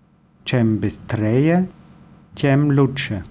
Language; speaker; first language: Russian; non-native, learner; German